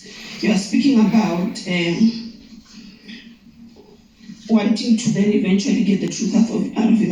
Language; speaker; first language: English; non-native, local second language; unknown